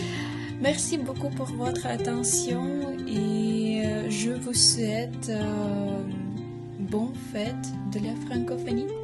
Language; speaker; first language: French; non-native, fluent; Ukrainian